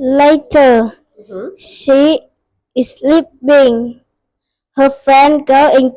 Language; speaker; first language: English; non-native, learner; Vietnamese